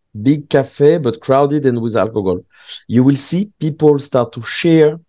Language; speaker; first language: English; non-native, fluent; French